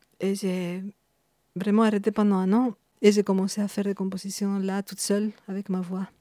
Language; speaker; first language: French; non-native, fluent; Spanish